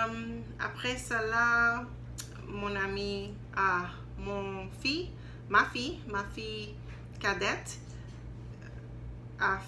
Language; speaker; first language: French; non-native, learner; English